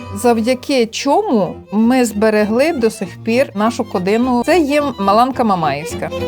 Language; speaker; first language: Ukrainian; native; Ukrainian